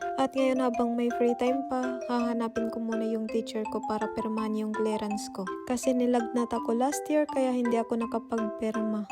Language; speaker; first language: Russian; non-native, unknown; Waray